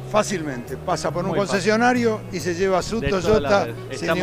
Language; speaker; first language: Spanish; native; Spanish